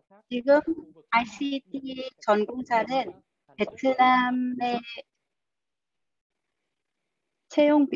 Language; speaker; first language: Korean; non-native, fluent; Vietnamese